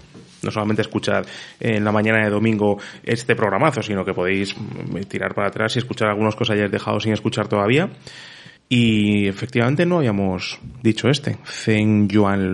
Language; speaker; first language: Spanish; native; Spanish